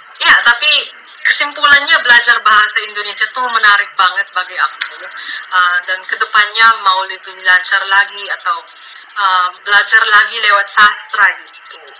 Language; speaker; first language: Indonesian; non-native, fluent; Filipino